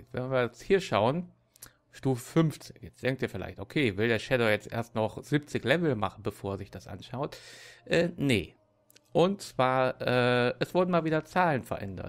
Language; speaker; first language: German; native; German